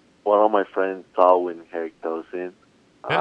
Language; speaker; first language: English; non-native, learner; Spanish